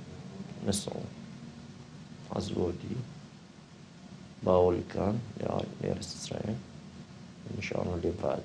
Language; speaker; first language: Hebrew; non-native, fluent; Arabic